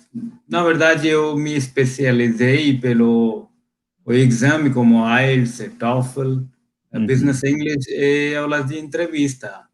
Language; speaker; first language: Portuguese; non-native, fluent; Hindi